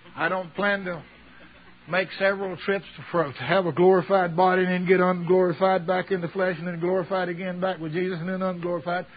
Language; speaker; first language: English; native; English